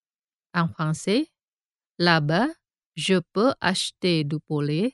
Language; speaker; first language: French; non-native, fluent; Indonesian